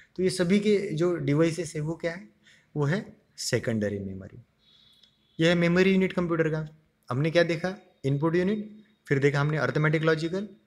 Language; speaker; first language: Hindi; non-native, local second language; Marathi